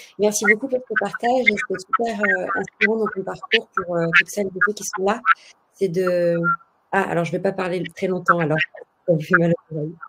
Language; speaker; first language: French; native; French